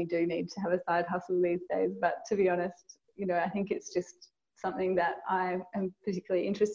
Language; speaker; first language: English; native; English